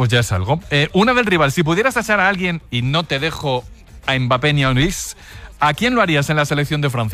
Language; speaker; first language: Spanish; native; Spanish